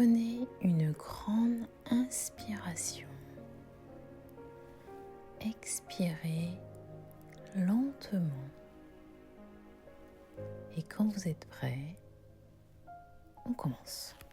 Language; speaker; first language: French; native; French